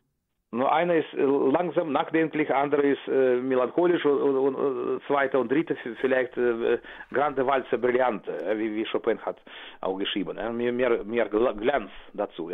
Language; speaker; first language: German; non-native, fluent; Russian